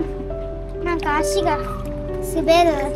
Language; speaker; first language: Japanese; early bilingual, other home language; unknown